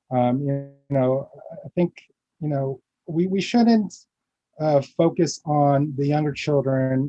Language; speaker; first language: English; early bilingual, other home language; Filipino